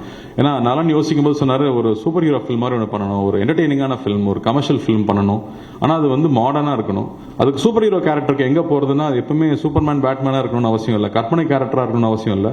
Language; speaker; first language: Tamil; native; Tamil